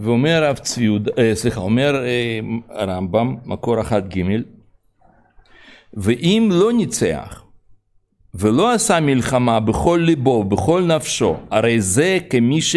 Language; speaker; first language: Hebrew; non-native, fluent; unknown